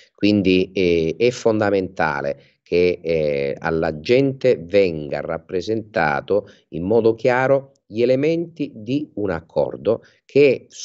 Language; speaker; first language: Italian; native; Italian